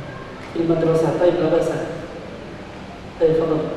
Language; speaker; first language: Arabic; non-native, fluent; Indonesian